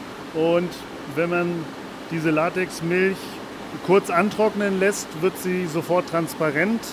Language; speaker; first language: German; native; German